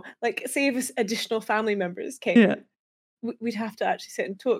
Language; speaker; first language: English; native; English